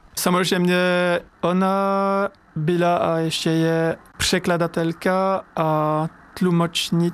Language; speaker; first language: Czech; non-native, learner; French